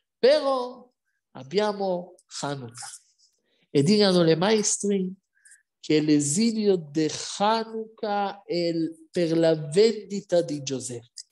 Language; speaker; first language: Italian; non-native, fluent; Hebrew